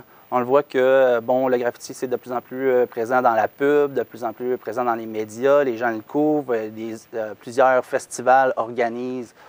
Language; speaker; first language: French; native; French